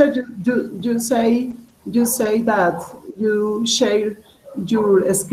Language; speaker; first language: English; non-native, learner; Spanish